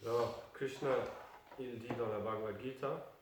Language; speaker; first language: French; non-native, fluent; Danish